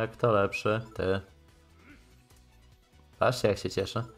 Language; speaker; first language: Polish; native; Polish